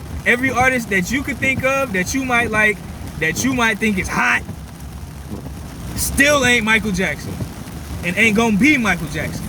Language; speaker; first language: English; native; English